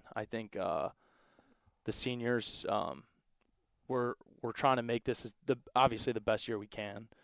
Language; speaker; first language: English; native; English